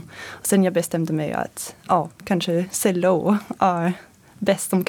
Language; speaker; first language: Swedish; non-native, fluent; French